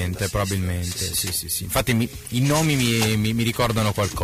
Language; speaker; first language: Italian; native; Italian